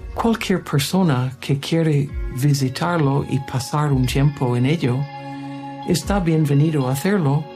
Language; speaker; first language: Spanish; non-native, fluent; English